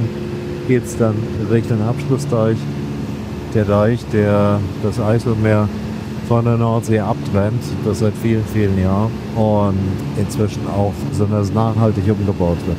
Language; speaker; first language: German; native; German